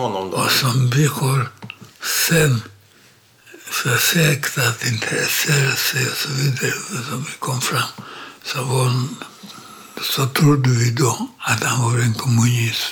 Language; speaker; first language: Swedish; non-native, learner; Polish